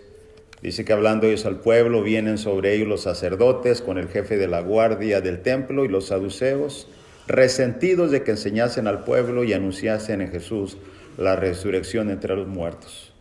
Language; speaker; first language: Spanish; native; Spanish